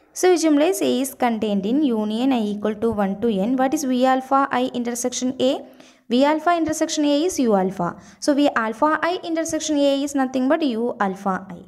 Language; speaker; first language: English; non-native, local second language; Malayalam